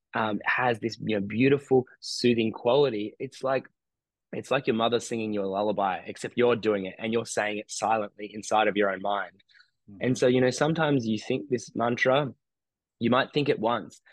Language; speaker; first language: English; native; English